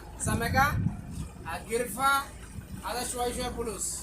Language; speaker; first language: Arabic; non-native, learner; Sinhala